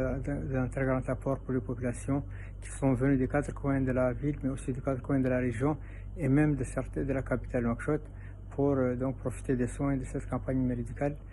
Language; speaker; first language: French; non-native, local second language; Arabic